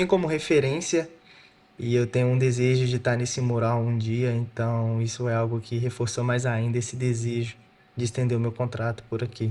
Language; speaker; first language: Portuguese; native; Portuguese